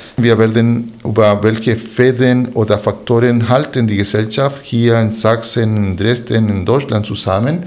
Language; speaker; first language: German; non-native, fluent; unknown